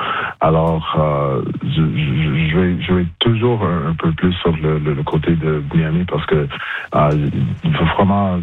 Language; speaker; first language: French; non-native, local second language; English